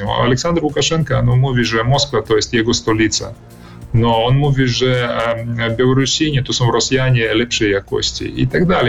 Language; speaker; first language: Polish; early bilingual, heritage; Polish